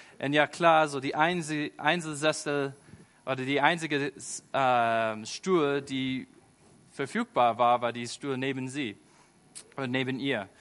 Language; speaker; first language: German; non-native, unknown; English